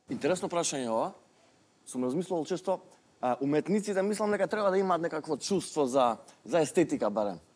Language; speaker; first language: Macedonian; non-native, local second language; Albanian